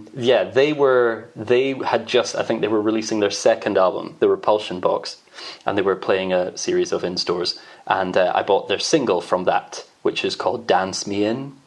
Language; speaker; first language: English; native; English